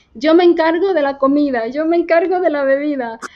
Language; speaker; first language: Spanish; native; Spanish